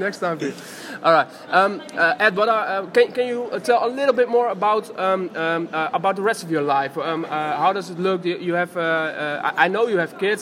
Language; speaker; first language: English; non-native, fluent; Dutch